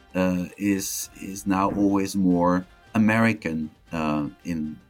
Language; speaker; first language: English; non-native, fluent; German